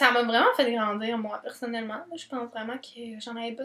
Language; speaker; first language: French; native; French